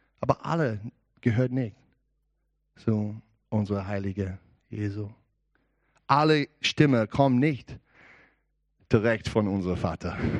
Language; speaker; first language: German; non-native, learner; English